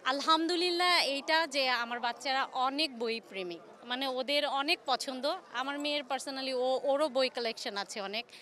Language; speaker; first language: Bangla; native; Bangla